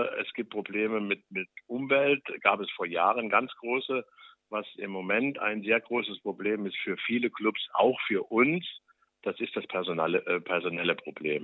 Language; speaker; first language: German; native; German